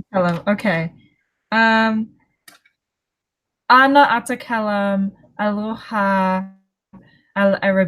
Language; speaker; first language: Arabic; non-native, learner; English